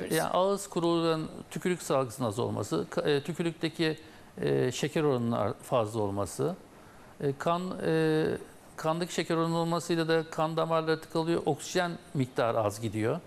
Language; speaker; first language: Turkish; native; Turkish